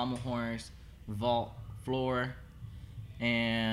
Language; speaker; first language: English; non-native, fluent; Spanish